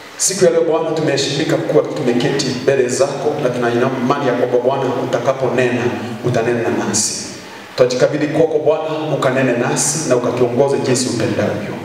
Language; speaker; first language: Swahili; non-native, local second language; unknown